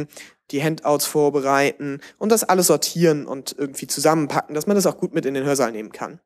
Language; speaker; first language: German; native; German